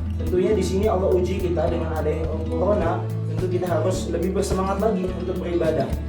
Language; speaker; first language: Indonesian; native; Indonesian